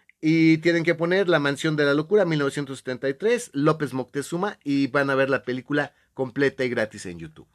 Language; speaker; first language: Spanish; native; Spanish